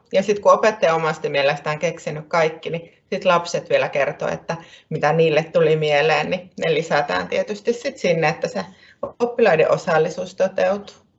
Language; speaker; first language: Finnish; native; Finnish